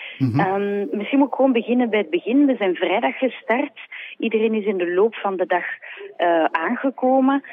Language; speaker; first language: Dutch; native; Dutch